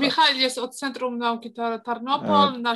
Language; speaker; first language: Ukrainian; non-native, learner; Polish